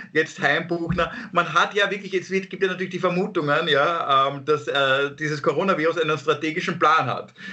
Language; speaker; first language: German; native; German